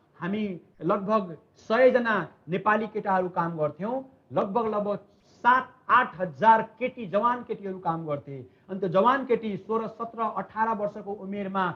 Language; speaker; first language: Nepali; native; Nepali